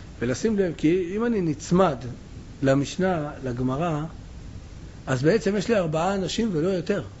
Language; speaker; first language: Hebrew; native; Hebrew